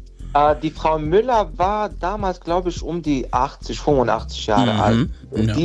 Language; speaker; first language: German; non-native, fluent; Bosnian